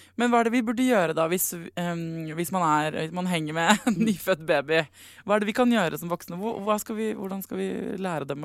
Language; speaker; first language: Norwegian; native; Norwegian